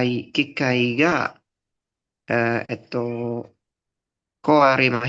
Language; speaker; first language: Japanese; non-native, learner; Indonesian